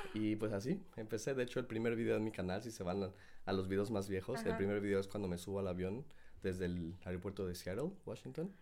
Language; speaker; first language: Spanish; native; Spanish